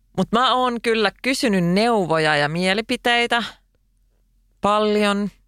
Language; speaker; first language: Finnish; non-native, local second language; Swedish